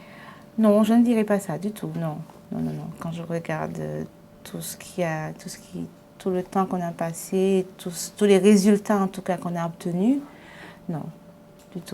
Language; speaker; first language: French; native; French